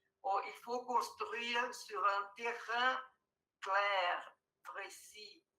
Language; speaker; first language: French; non-native, fluent; Portuguese